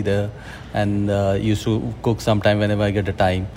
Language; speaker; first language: English; non-native, local second language; Hindi